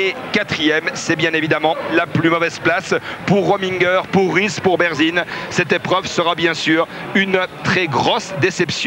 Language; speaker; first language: French; native; French